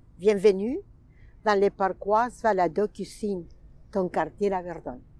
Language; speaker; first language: French; non-native, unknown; Spanish